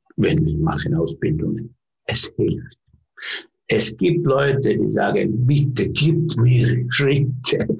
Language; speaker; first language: German; non-native, learner; Finnish